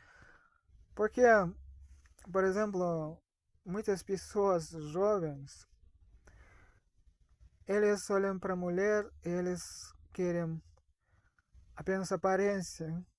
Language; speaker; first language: Portuguese; non-native, fluent; Russian